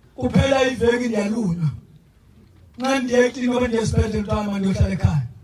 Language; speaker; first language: Zulu; non-native, local second language; Xhosa